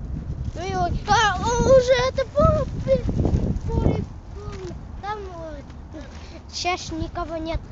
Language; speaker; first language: Russian; non-native, local second language; Kazakh